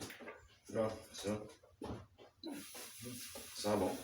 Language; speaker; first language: French; native; French